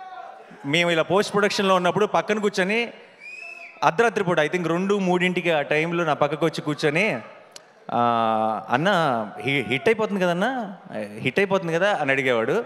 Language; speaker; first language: Telugu; native; Telugu